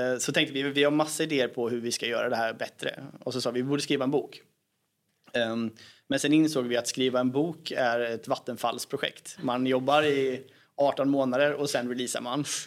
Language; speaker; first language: Swedish; native; Swedish